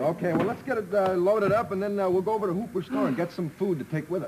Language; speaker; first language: English; early bilingual, other home language; Spanish